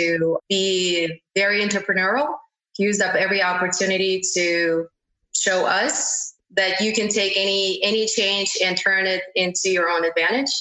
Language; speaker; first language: English; non-native, fluent; Uzbek